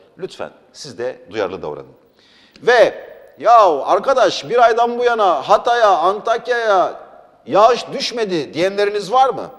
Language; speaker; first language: Turkish; non-native, local second language; Arabic